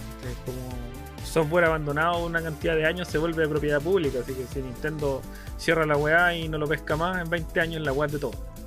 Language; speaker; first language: Spanish; native; Spanish